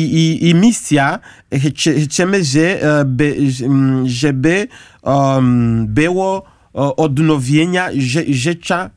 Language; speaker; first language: Polish; non-native, learner; Kinyarwanda